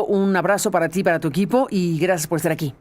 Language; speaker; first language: Spanish; native; Spanish